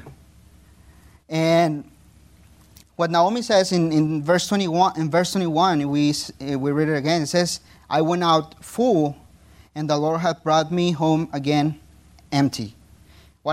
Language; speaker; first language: English; non-native, fluent; Spanish